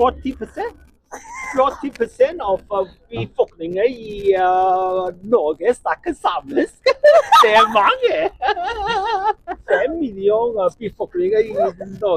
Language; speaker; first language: Norwegian; non-native, learner; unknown